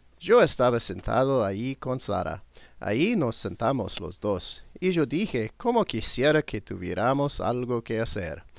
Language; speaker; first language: Spanish; non-native, learner; English